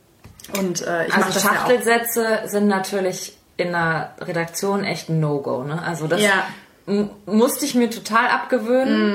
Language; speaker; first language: German; native; German